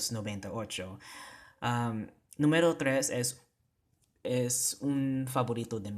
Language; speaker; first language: Spanish; non-native, learner; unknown